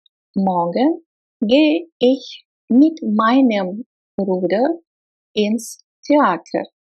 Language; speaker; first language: German; non-native, fluent; Russian